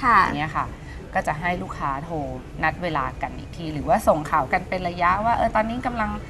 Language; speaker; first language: Thai; native; Thai